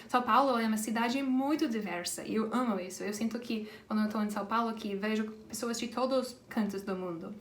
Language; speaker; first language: Portuguese; non-native, fluent; English